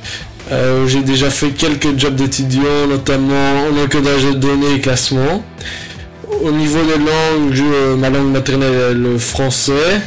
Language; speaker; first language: French; native; French